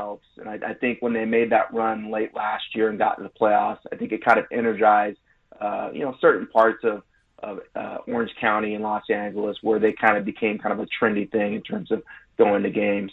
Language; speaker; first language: English; native; English